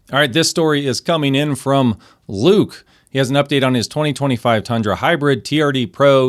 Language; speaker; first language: English; native; English